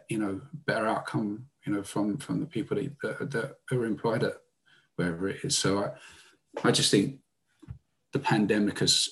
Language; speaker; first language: English; native; English